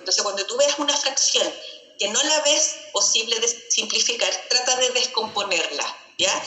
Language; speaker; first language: Spanish; native; Spanish